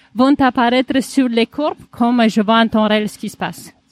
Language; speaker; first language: French; non-native, fluent; Romanian